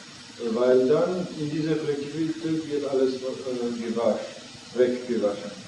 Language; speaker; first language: German; non-native, fluent; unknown